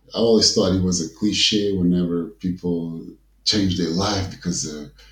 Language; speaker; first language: English; early bilingual, other home language; Kabuverdianu